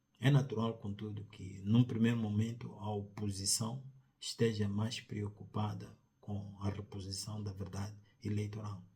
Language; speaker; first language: Portuguese; non-native, local second language; Tsonga